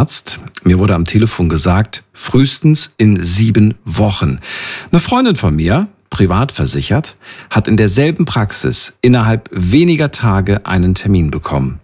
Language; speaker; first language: German; native; German